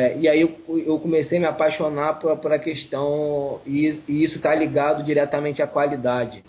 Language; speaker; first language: Portuguese; native; Portuguese